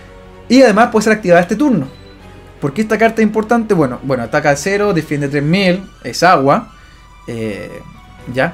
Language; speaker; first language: Spanish; native; Spanish